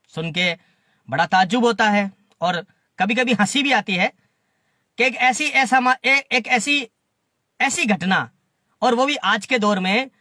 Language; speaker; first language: Hindi; native; Hindi